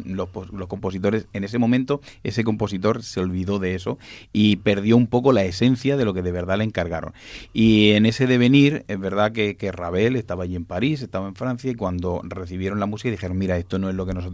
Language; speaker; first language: Spanish; native; Spanish